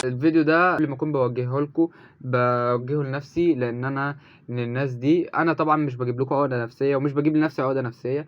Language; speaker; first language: Arabic; native; Arabic